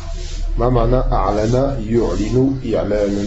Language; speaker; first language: Arabic; non-native, fluent; French